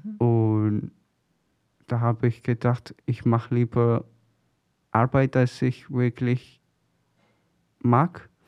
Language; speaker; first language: German; non-native, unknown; Chinese